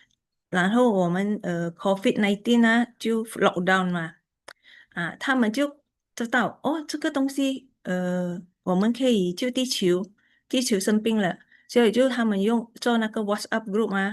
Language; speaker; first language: Chinese; early bilingual, heritage; Chinese